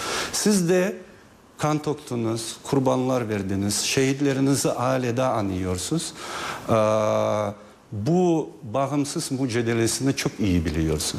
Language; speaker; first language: Turkish; non-native, fluent; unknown